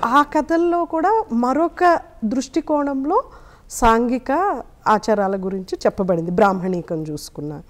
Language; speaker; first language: Telugu; native; Telugu